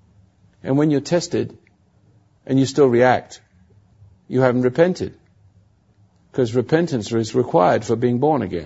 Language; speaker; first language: English; native; English